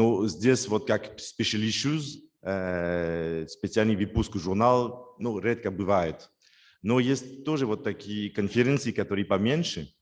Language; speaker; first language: Russian; non-native, fluent; French